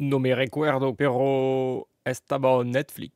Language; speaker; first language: Spanish; non-native, learner; French